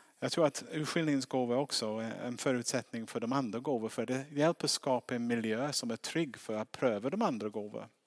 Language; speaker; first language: Swedish; non-native, fluent; English